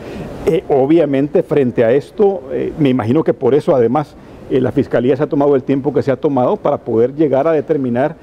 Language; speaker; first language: Spanish; native; Spanish